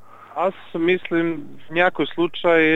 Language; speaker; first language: Bulgarian; non-native, learner; Serbian